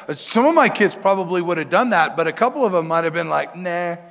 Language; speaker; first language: English; native; English